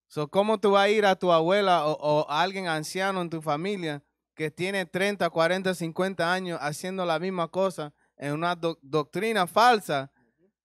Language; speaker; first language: Spanish; early bilingual, heritage; Spanish